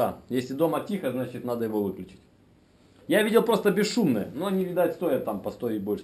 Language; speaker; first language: Russian; native; Russian